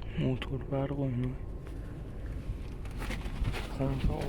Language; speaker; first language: Persian; native; Persian